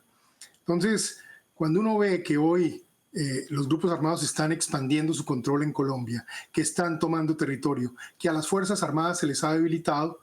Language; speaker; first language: Spanish; native; Spanish